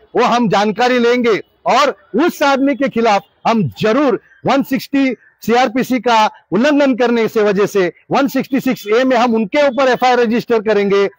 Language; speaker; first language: Hindi; non-native, local second language; Marathi